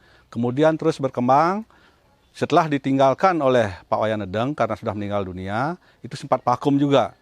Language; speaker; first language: Indonesian; non-native, local second language; Balinese